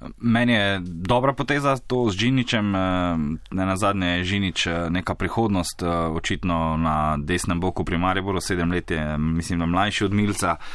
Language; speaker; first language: Slovenian; native; Slovenian